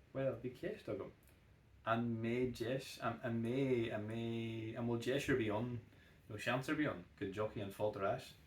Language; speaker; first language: Irish; native; Irish